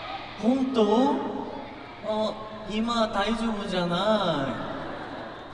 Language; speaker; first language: Japanese; non-native, learner; Korean